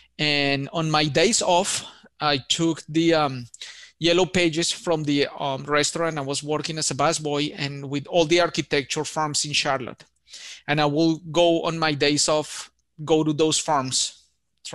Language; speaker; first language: English; non-native, fluent; Spanish